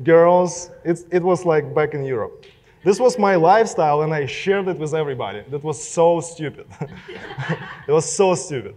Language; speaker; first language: English; non-native, fluent; Russian